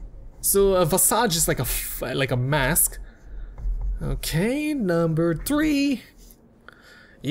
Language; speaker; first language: English; native; English